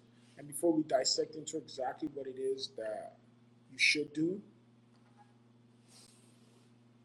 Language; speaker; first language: English; non-native, local second language; Akan